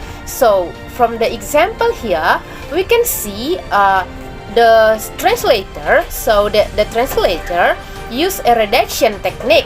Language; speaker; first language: English; non-native, learner; Indonesian